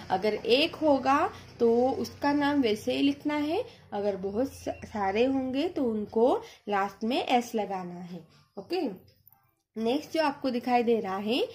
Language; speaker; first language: Hindi; non-native, local second language; Marathi